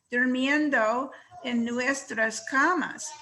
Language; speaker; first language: Spanish; non-native, learner; English